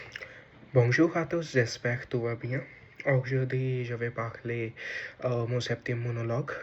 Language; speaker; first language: French; non-native, learner; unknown